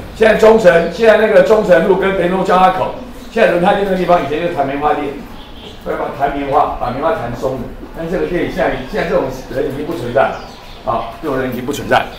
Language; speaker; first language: Chinese; native; Chinese